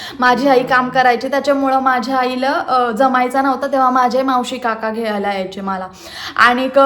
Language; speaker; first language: Marathi; non-native, local second language; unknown